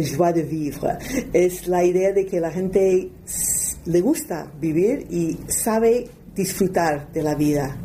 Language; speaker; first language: Spanish; non-native, fluent; English